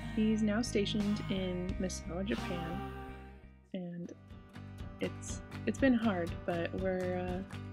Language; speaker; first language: English; native; English